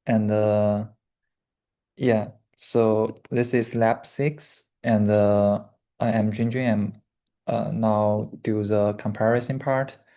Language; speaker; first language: English; non-native, learner; Chinese